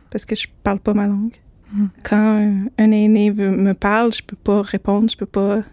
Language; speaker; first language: French; native; French